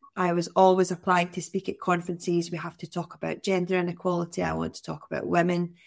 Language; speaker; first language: English; native; English